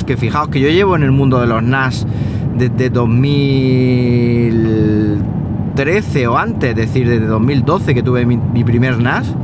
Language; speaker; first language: Spanish; native; Spanish